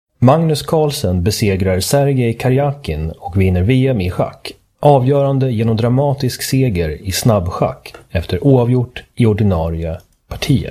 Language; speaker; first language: Swedish; native; Swedish